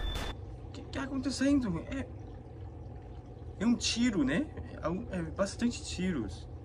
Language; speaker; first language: Portuguese; non-native, fluent; Korean